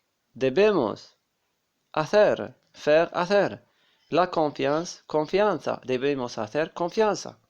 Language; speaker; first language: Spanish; non-native, fluent; Arabic